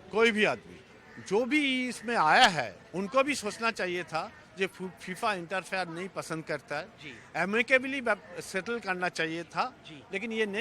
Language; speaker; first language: Hindi; non-native, local second language; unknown